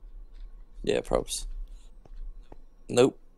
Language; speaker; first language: English; native; English